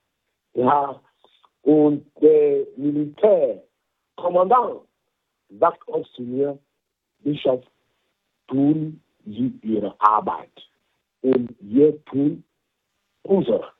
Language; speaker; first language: German; non-native, fluent; French